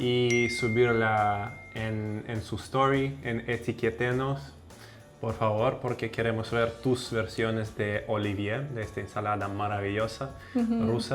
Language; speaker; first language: Spanish; non-native, fluent; Russian